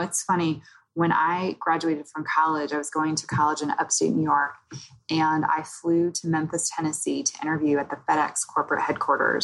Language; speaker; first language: English; native; English